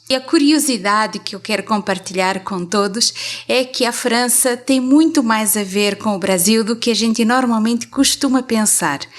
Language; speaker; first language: Portuguese; native; Portuguese